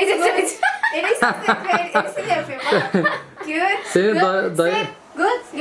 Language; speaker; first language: Turkish; non-native, learner; Indonesian